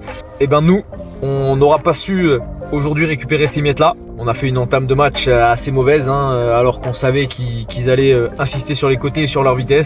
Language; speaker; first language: French; native; French